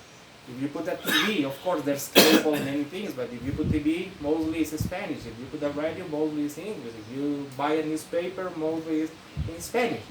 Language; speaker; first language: English; non-native, fluent; Spanish